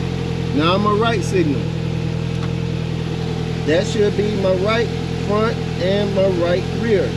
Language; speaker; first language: English; native; English